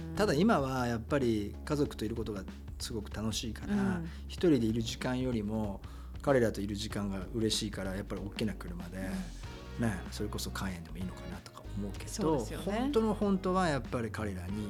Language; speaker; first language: Japanese; native; Japanese